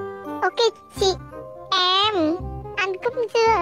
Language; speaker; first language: Vietnamese; non-native, learner; Indonesian